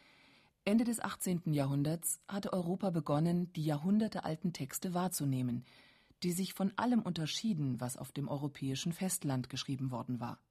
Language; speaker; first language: German; native; German